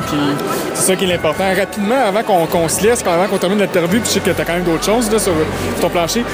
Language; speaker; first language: French; native; French